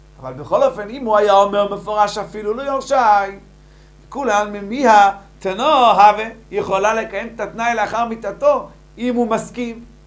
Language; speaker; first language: Hebrew; native; Hebrew